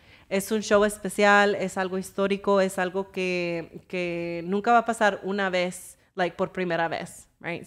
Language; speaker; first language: Spanish; early bilingual, heritage; Spanish